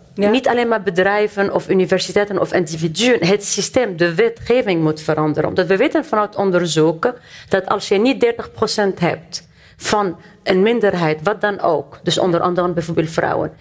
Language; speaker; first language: Dutch; non-native, fluent; Arabic